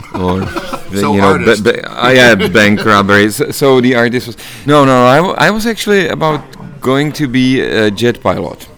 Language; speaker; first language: English; non-native, fluent; Czech